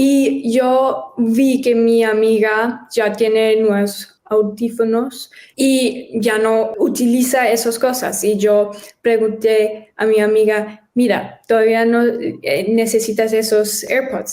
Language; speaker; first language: Spanish; early bilingual, heritage; German